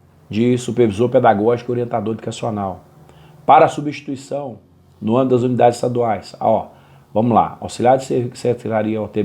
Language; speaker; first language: Portuguese; native; Portuguese